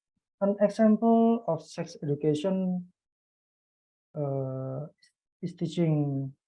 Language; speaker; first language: English; non-native, learner; Indonesian